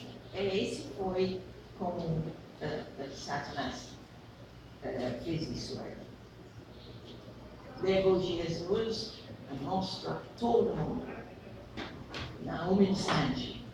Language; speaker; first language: Portuguese; non-native, fluent; English